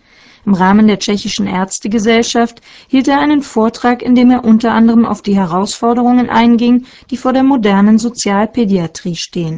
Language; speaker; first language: German; native; German